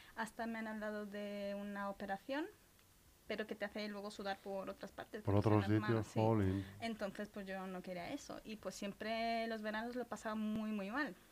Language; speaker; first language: Spanish; early bilingual, other home language; Romanian